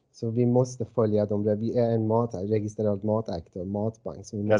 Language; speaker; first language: Swedish; non-native, fluent; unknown